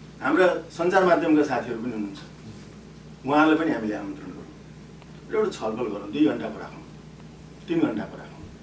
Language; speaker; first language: Nepali; native; Nepali